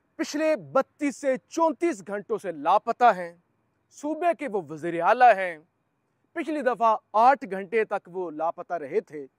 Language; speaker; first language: Urdu; native; Urdu